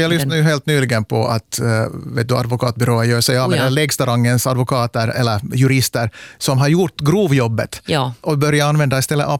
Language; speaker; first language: Swedish; native; Swedish